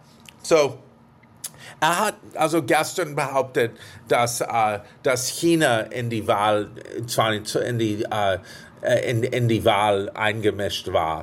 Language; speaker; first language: German; non-native, fluent; English